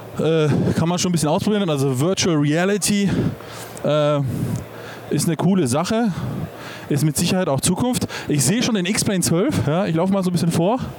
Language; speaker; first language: German; native; German